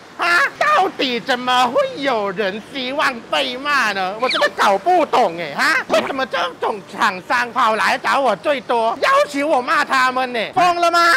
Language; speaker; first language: Chinese; non-native, fluent; Thai